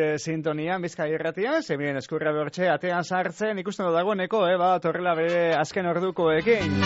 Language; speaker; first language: Basque; native; Basque